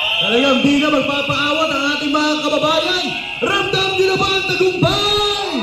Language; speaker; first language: Filipino; native; Filipino